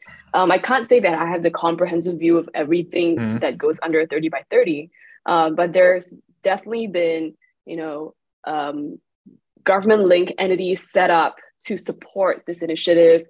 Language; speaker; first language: English; non-native, local second language; Chinese